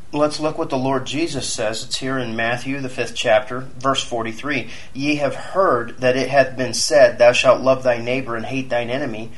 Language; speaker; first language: English; native; English